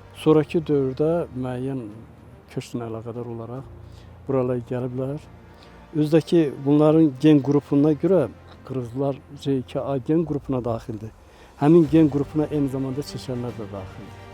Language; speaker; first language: Azerbaijani; non-native, local second language; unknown